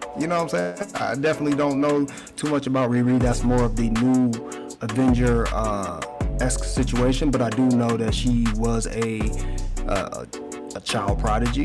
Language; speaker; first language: English; native; English